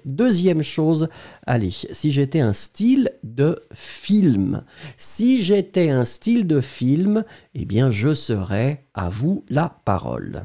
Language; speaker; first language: French; native; French